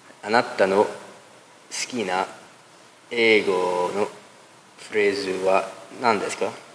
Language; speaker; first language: Japanese; non-native, learner; English